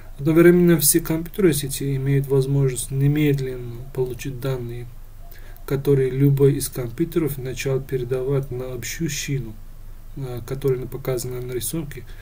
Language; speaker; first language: Russian; non-native, local second language; Uzbek